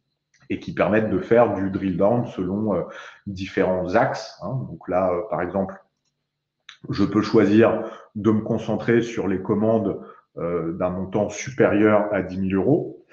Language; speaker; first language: French; native; French